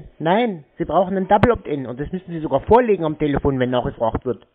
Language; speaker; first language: German; native; German